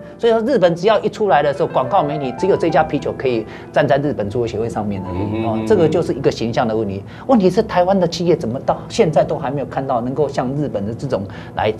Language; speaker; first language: Chinese; native; Chinese